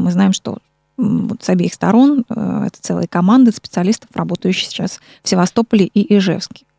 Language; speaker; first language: Russian; native; Russian